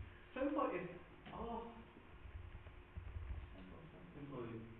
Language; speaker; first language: English; non-native, learner; Chinese